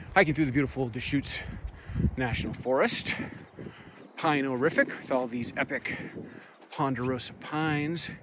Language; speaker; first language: English; native; English